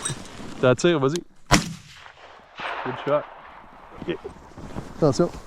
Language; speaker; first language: French; native; French